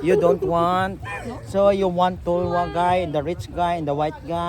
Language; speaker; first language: English; non-native, local second language; Hiligaynon